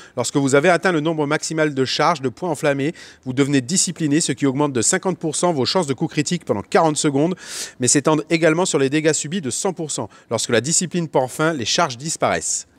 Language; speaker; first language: French; native; French